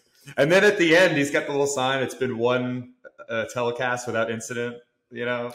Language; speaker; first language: English; native; English